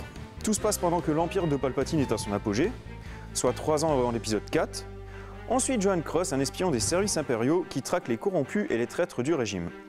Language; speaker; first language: French; native; French